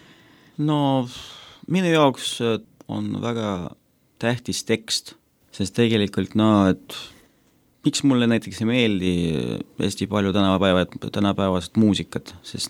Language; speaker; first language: Estonian; non-native, local second language; Russian